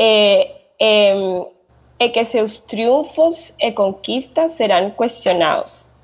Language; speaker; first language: Portuguese; non-native, learner; Spanish